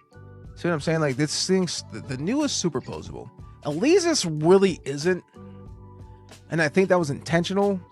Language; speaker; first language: English; native; English